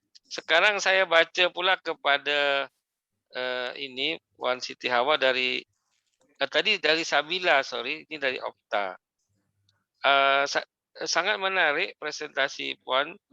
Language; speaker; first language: Malay; native; Malay